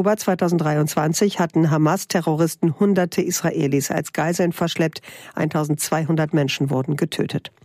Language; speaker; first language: German; native; German